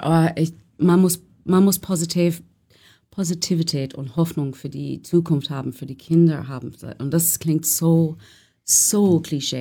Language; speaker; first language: German; non-native, fluent; English